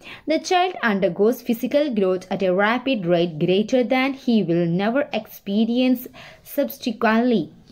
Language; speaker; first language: English; non-native, local second language; Malayalam